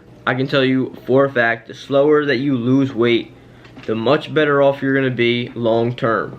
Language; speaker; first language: English; native; English